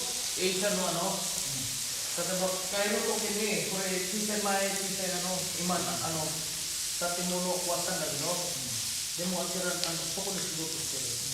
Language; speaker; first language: Japanese; non-native, fluent; Filipino